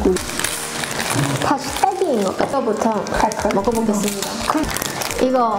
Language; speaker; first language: Korean; non-native, fluent; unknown